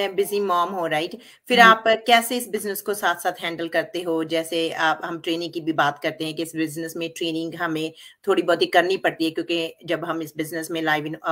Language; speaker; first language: Hindi; non-native, local second language; Punjabi